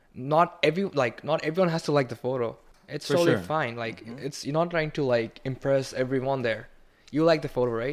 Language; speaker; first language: English; non-native, local second language; Bangla